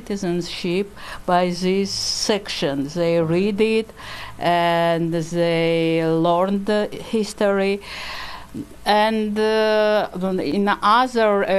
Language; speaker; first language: English; non-native, learner; Georgian